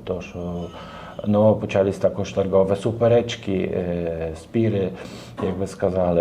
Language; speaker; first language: Ukrainian; non-native, learner; Polish